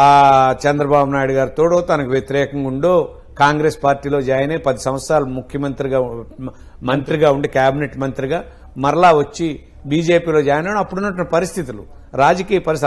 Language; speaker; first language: Telugu; native; Telugu